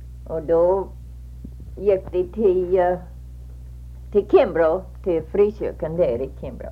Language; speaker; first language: Swedish; early bilingual, heritage; Swedish